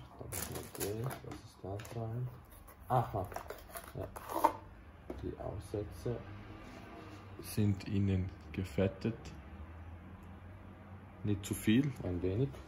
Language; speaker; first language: German; native; German